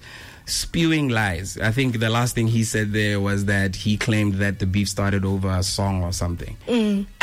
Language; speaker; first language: English; non-native, local second language; Tswana